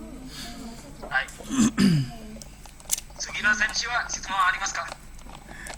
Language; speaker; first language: Japanese; non-native, learner; Indonesian